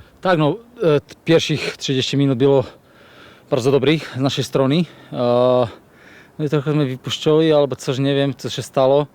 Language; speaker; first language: Polish; non-native, learner; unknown